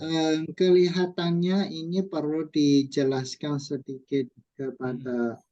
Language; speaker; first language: Indonesian; non-native, fluent; Chinese